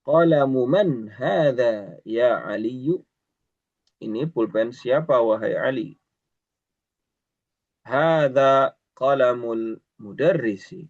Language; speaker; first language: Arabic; non-native, fluent; Indonesian